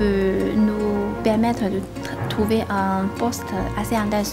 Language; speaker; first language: French; non-native, fluent; Chinese